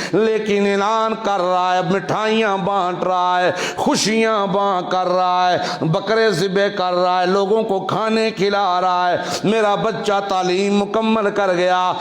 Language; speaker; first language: Urdu; non-native, local second language; Punjabi